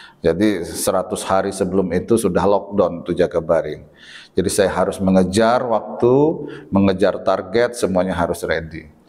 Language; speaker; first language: Indonesian; native; Indonesian